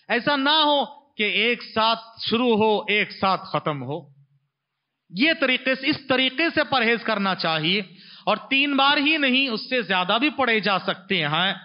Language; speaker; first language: Urdu; native; Urdu